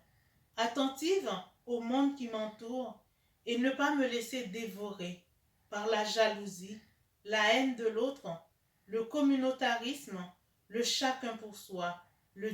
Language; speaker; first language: French; native; French